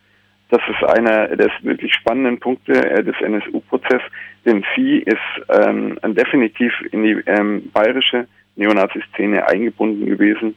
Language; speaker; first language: German; native; German